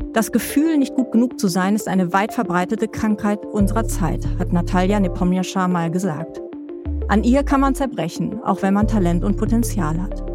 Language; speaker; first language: German; native; German